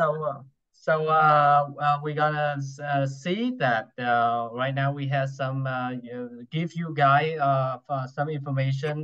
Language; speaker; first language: English; non-native, learner; Vietnamese